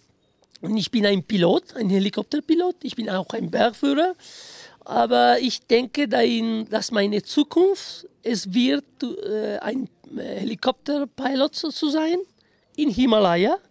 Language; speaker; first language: German; non-native, fluent; Italian